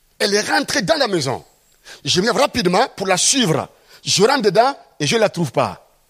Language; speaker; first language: French; non-native, local second language; Mossi